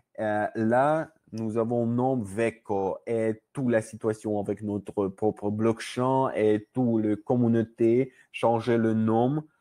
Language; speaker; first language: French; non-native, learner; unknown